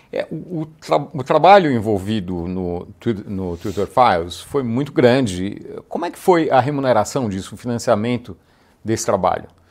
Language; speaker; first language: Portuguese; native; Portuguese